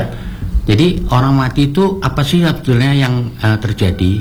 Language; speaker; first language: Indonesian; native; Indonesian